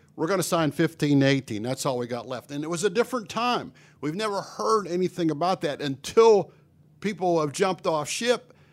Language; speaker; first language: English; native; English